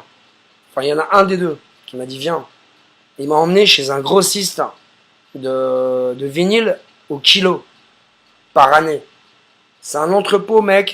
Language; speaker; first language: French; native; French